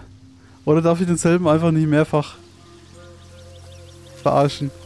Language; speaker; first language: German; native; German